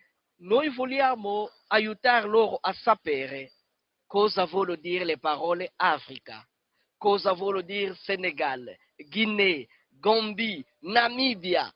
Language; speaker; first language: Italian; non-native, fluent; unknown